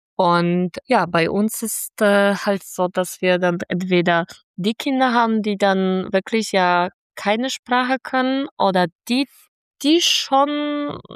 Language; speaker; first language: German; non-native, fluent; Polish